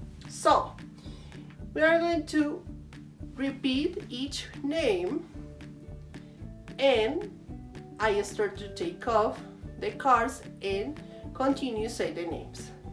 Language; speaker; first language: English; non-native, learner; Spanish